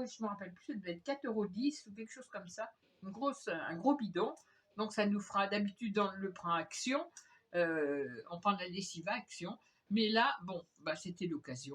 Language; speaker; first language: French; native; French